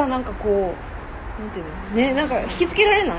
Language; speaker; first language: Japanese; native; Japanese